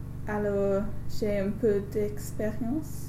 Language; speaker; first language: French; non-native, learner; English